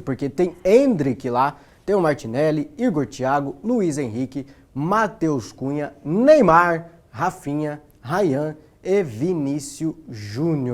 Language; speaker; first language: Portuguese; native; Portuguese